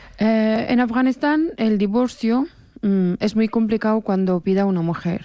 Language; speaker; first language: Spanish; non-native, fluent; Persian